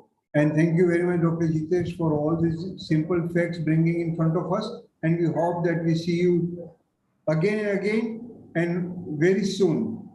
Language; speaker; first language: English; non-native, local second language; Hindi